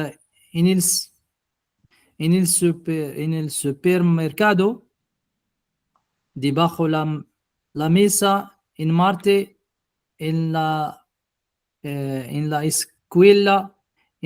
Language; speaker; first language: Spanish; non-native, learner; Arabic